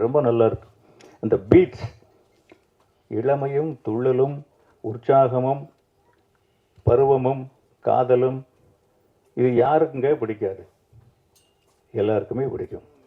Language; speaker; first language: Tamil; native; Tamil